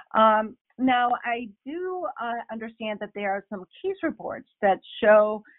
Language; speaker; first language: English; non-native, fluent; Spanish